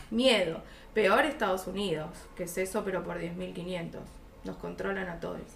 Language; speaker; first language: Spanish; native; Spanish